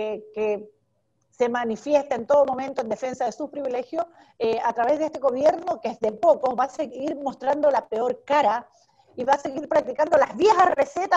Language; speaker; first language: Spanish; native; Spanish